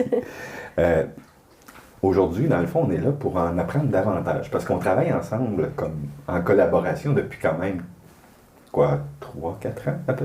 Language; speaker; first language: French; native; French